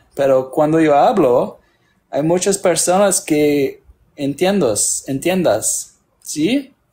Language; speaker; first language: Spanish; non-native, learner; English